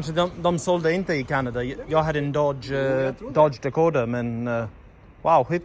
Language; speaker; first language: Swedish; non-native, learner; English